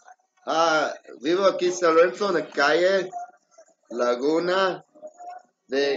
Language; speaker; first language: Spanish; early bilingual, heritage; English